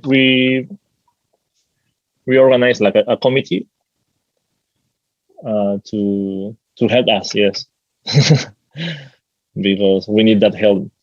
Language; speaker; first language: English; non-native, fluent; Spanish